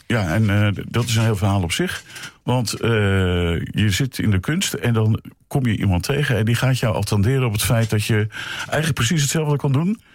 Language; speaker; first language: Dutch; native; Dutch